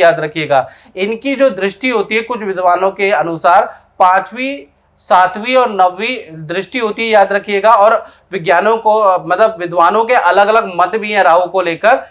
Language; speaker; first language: Hindi; native; Hindi